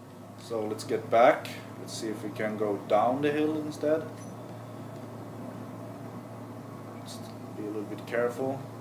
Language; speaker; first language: English; non-native, fluent; Swedish